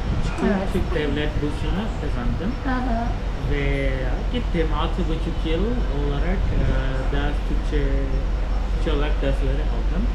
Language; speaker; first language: Turkish; non-native, fluent; Khmer